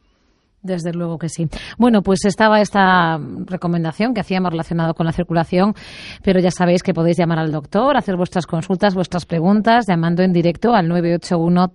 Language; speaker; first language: Spanish; native; Spanish